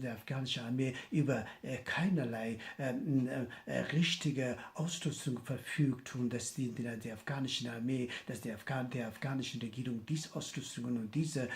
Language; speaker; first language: German; non-native, fluent; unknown